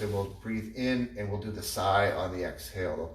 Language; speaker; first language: English; native; English